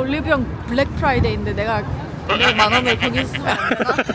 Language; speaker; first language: Korean; non-native, fluent; Turkish